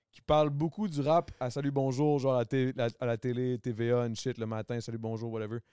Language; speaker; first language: French; native; French